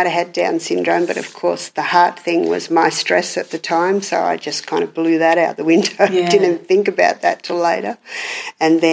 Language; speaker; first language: English; native; English